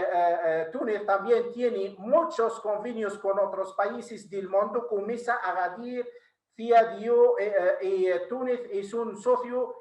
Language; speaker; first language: Spanish; non-native, fluent; Arabic